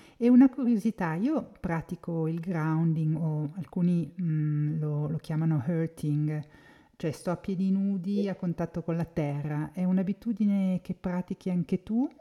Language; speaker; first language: Italian; native; Italian